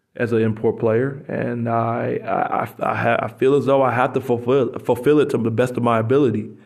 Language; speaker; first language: English; native; English